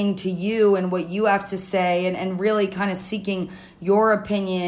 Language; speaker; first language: English; native; English